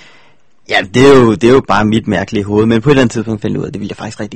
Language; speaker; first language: Danish; native; Danish